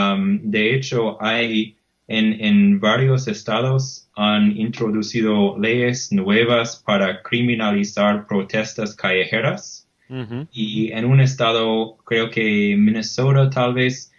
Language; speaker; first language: Spanish; non-native, fluent; English